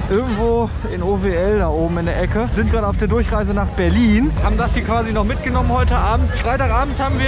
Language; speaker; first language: German; native; German